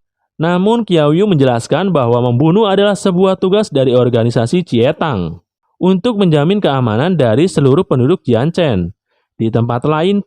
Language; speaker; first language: Indonesian; native; Indonesian